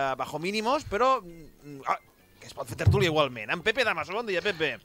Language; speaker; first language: Catalan; non-native, local second language; Spanish